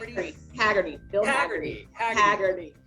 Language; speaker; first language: English; native; English